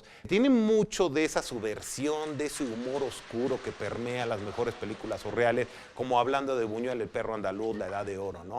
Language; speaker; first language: Spanish; native; Spanish